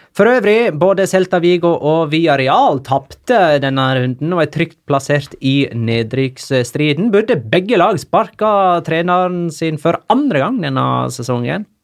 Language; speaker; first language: Norwegian; native; Norwegian